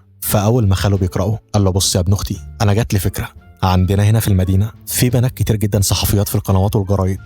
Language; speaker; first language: Arabic; native; Arabic